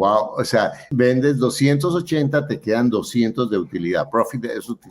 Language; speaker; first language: Spanish; native; Spanish